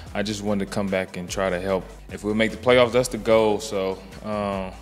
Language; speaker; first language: English; native; English